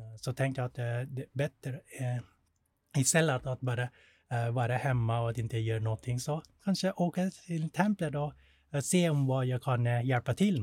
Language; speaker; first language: Swedish; non-native, fluent; Thai